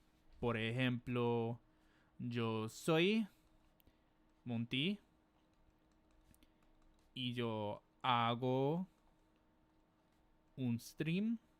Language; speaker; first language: Spanish; non-native, fluent; English